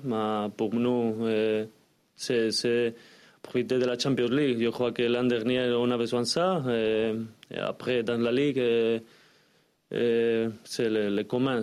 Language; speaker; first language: French; non-native, learner; Spanish